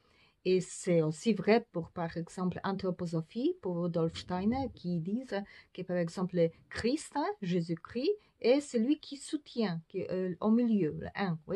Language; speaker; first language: French; non-native, fluent; Polish